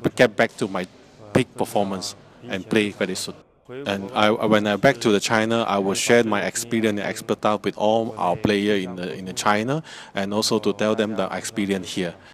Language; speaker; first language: English; non-native, learner; Chinese